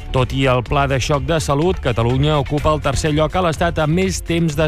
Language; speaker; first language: Catalan; native; Catalan